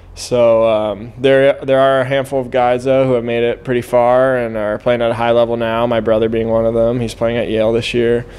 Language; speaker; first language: English; native; English